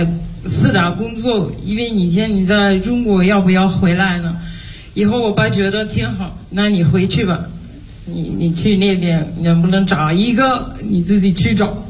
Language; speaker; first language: Chinese; non-native, fluent; French